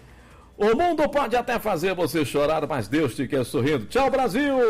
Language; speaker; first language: Portuguese; native; Portuguese